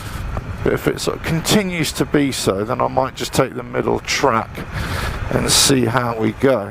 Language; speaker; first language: English; native; English